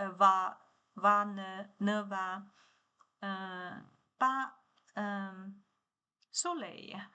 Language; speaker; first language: French; non-native, learner; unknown